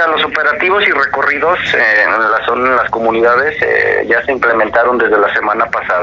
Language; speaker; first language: Spanish; native; Spanish